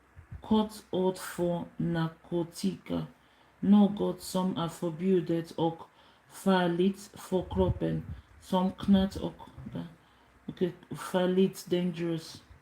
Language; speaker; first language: Swedish; non-native, learner; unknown